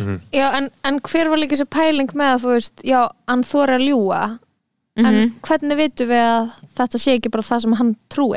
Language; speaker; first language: Icelandic; native; Icelandic